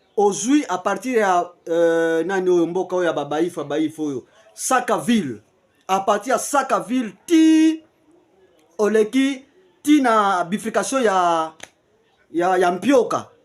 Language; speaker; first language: Lingala; non-native, local second language; Kongo